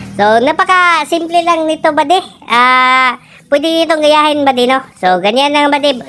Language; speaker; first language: Filipino; non-native, local second language; Cebuano